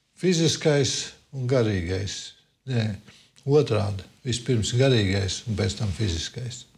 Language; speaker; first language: Latvian; non-native, local second language; Russian